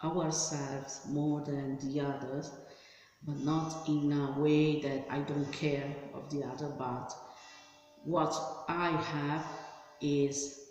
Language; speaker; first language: English; non-native, fluent; Italian